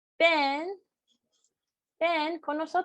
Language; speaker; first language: Spanish; non-native, fluent; English